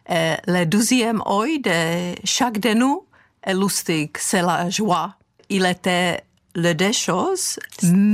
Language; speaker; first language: French; non-native, fluent; Czech